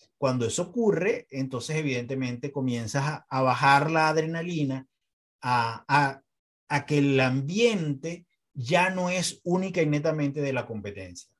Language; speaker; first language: Spanish; native; Spanish